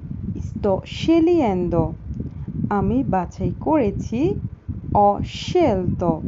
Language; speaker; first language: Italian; non-native, fluent; Bangla